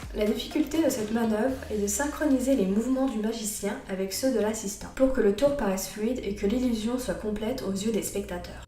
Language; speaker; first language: French; native; French